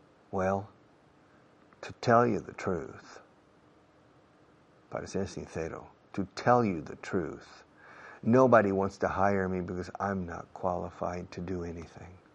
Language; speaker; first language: English; native; English